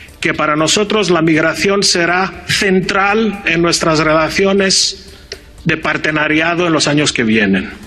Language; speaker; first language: Spanish; non-native, fluent; Greek